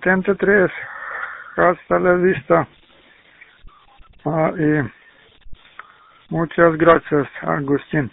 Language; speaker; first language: Spanish; non-native, learner; Russian